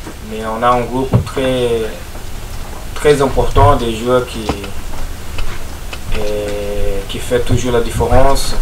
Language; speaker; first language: French; non-native, fluent; Portuguese